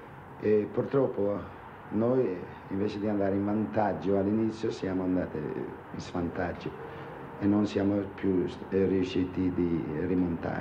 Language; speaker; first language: Italian; non-native, fluent; Swedish